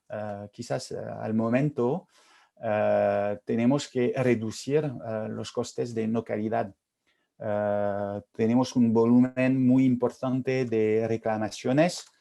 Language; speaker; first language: Spanish; non-native, fluent; French